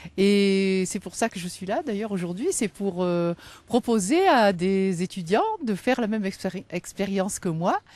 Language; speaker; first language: French; native; French